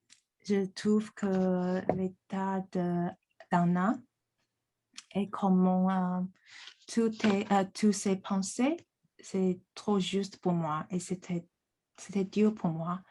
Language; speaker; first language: French; non-native, fluent; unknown